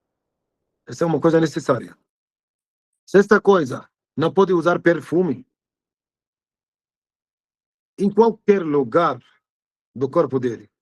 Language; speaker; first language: Portuguese; non-native, fluent; Arabic